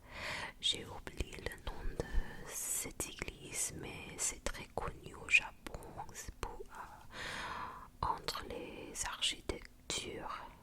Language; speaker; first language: French; non-native, fluent; Japanese